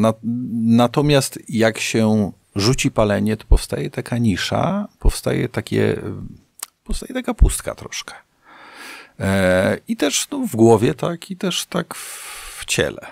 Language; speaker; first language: Polish; native; Polish